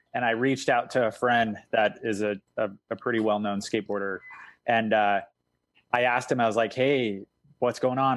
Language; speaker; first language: English; native; English